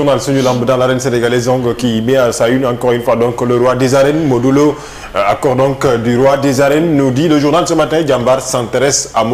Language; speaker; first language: French; non-native, local second language; Wolof